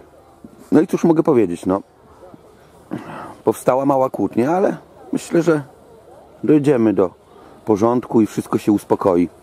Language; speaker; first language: Polish; native; Polish